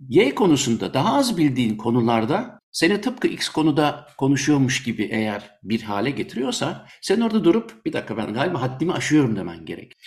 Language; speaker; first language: Turkish; native; Turkish